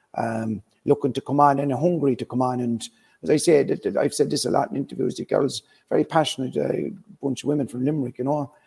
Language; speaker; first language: English; native; English